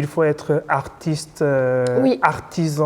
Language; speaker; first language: French; non-native, fluent; Japanese